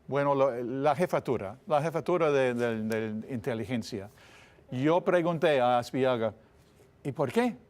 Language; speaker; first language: Spanish; non-native, fluent; English